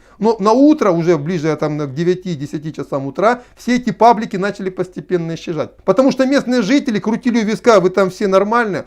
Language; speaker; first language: Russian; native; Russian